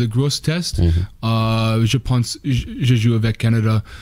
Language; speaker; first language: French; non-native, learner; English